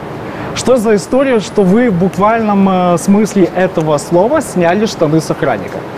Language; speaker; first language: Russian; native; Russian